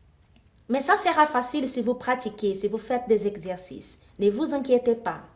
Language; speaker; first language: French; non-native, fluent; Portuguese